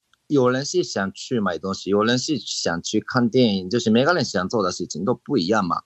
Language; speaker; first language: Chinese; non-native, fluent; Japanese